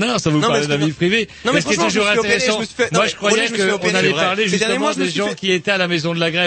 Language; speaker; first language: French; native; French